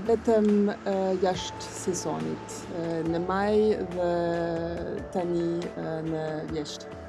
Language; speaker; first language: Albanian; non-native, learner; German